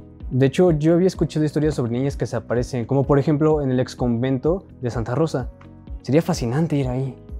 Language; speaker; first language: Spanish; native; Spanish